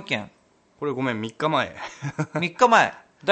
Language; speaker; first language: Japanese; native; Japanese